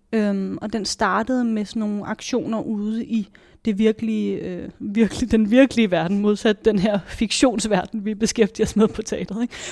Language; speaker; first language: Danish; native; Danish